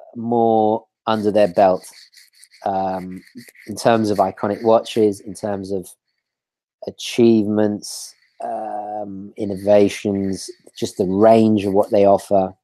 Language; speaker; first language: English; native; English